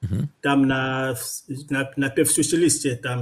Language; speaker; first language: Polish; non-native, fluent; Lingala